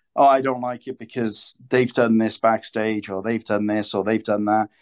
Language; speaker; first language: English; native; English